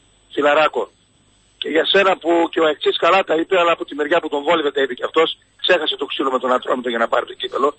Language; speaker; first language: Greek; native; Greek